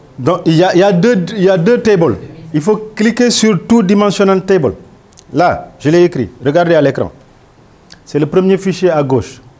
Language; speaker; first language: French; non-native, local second language; Wolof